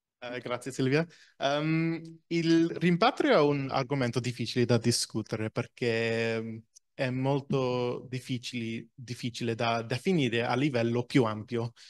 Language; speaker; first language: Italian; non-native, fluent; English